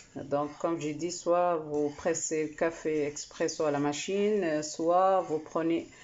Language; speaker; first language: French; non-native, local second language; Arabic